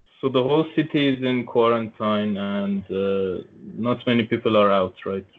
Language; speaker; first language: English; non-native, local second language; Turkish